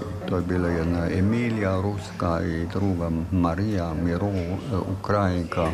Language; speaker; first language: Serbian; non-native, fluent; German